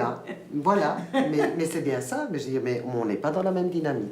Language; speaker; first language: French; early bilingual, other home language; Spanish